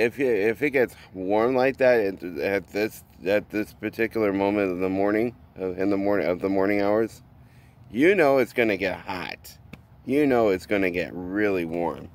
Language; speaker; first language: English; native; English